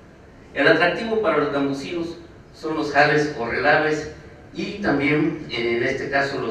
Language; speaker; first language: Spanish; native; Spanish